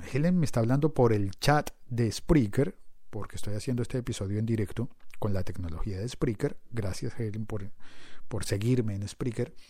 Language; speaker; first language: Spanish; native; Spanish